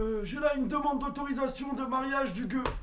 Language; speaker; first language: French; native; French